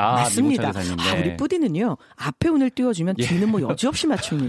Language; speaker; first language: Korean; native; Korean